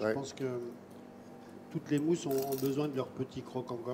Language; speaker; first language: French; native; French